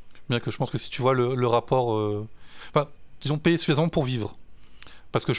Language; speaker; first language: French; native; French